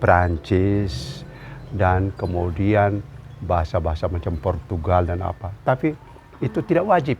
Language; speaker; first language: Indonesian; non-native, local second language; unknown